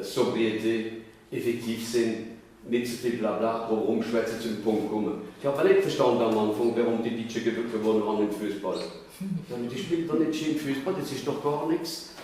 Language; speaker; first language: German; non-native, local second language; Swiss German